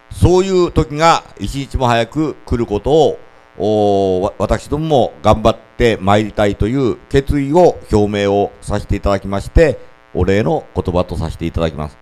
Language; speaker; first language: Japanese; native; Japanese